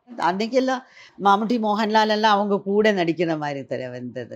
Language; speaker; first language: Tamil; non-native, learner; Malayalam